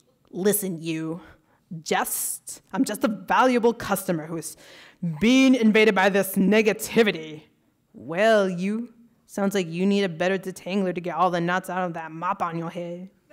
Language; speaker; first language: English; early bilingual, other home language; Spanish